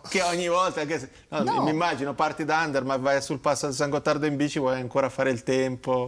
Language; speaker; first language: Italian; native; Italian